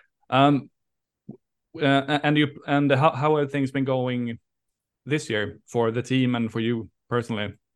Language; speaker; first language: English; non-native, fluent; Swedish